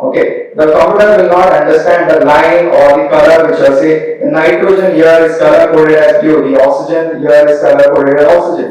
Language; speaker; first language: English; non-native, local second language; Hindi